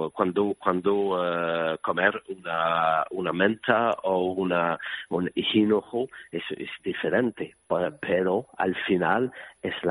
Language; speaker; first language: Spanish; non-native, learner; French